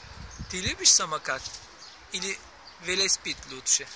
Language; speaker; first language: Russian; non-native, learner; Turkish